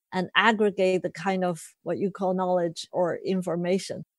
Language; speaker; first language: English; non-native, fluent; Chinese